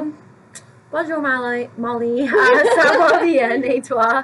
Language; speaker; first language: French; non-native, learner; English